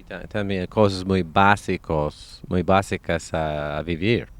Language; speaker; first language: Spanish; non-native, learner; English